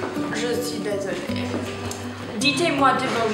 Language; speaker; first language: French; non-native, learner; English